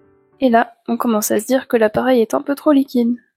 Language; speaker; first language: French; native; French